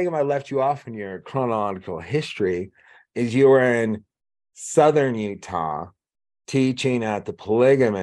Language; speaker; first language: English; native; English